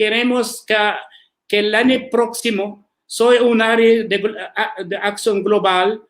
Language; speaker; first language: Spanish; non-native, learner; Arabic